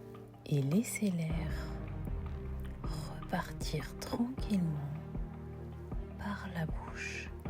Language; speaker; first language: French; native; French